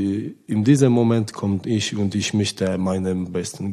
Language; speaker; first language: German; non-native, learner; Polish